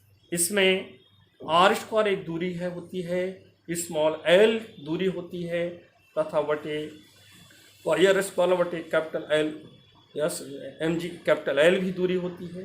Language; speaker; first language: Hindi; native; Hindi